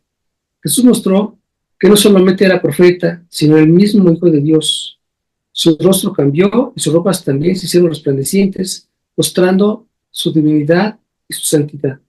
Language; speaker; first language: Spanish; native; Spanish